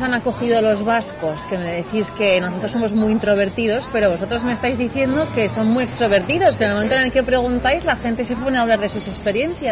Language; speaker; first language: Spanish; native; Spanish